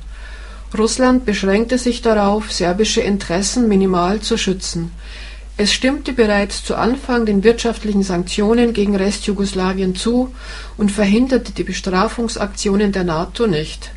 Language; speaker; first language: German; native; German